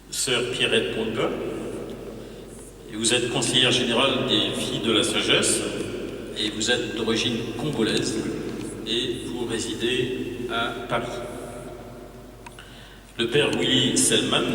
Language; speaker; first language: French; native; French